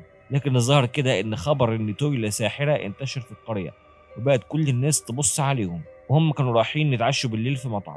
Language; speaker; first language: Arabic; native; Arabic